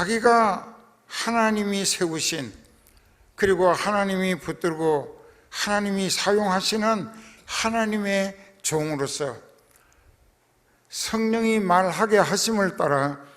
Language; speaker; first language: Korean; native; Korean